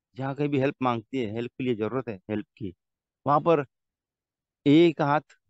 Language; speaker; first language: Hindi; non-native, local second language; Marathi